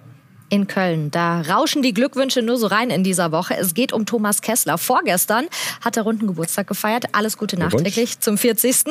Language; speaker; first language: German; native; German